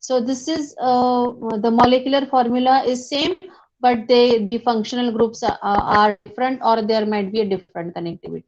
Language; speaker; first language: English; non-native, local second language; Hindi